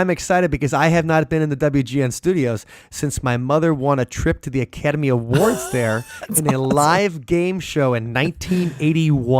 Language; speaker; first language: English; native; English